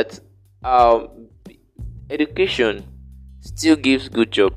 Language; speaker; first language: English; non-native, local second language; Yoruba